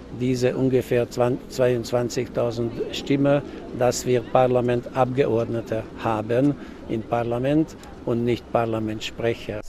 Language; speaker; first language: German; non-native, local second language; Hungarian